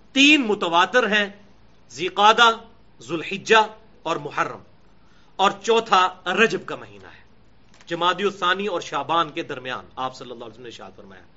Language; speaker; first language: Urdu; non-native, local second language; Punjabi